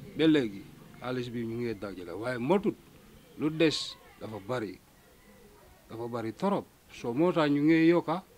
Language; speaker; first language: Wolof; native; Wolof